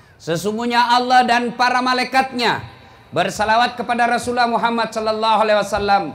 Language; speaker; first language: Indonesian; native; Indonesian